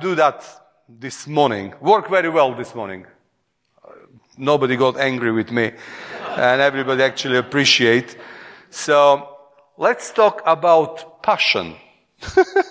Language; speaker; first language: English; non-native, fluent; Serbian